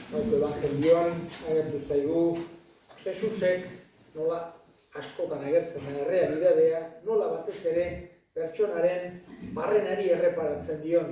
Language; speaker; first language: Basque; native; Basque